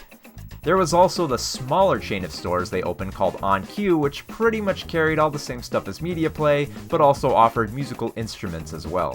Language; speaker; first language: English; native; English